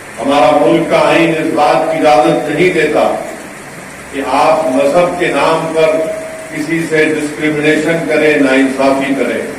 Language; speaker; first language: Urdu; native; Urdu